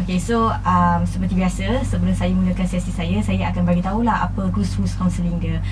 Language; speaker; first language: Malay; native; Malay